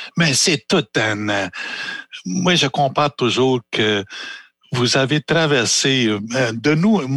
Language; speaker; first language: French; non-native, local second language; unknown